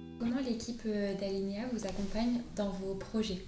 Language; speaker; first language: French; native; French